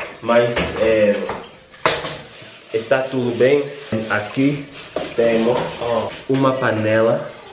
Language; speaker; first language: Portuguese; non-native, learner; English